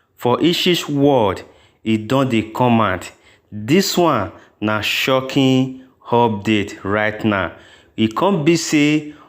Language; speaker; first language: Nigerian Pidgin; native; Nigerian Pidgin